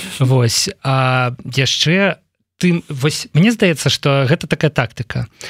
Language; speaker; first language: Belarusian; non-native, local second language; Russian